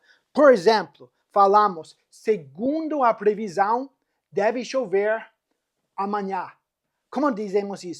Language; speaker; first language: Portuguese; non-native, fluent; English